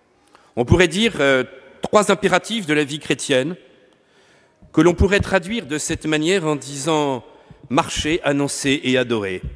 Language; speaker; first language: French; native; French